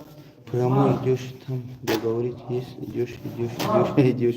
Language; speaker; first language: Russian; non-native, local second language; Tajik